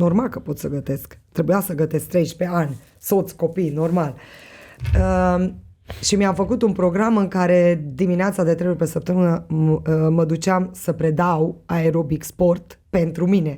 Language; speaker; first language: Romanian; non-native, local second language; Hungarian